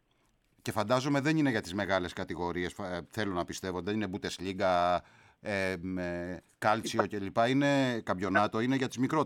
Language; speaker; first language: Greek; native; Greek